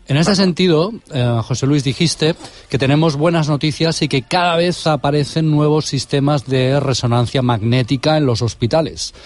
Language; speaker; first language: Spanish; non-native, local second language; Catalan